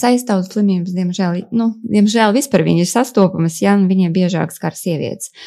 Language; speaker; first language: Latvian; non-native, local second language; Russian